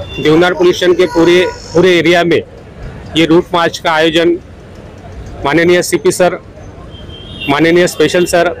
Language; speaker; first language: Hindi; non-native, local second language; Marathi